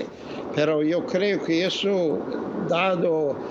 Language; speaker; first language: Spanish; non-native, fluent; English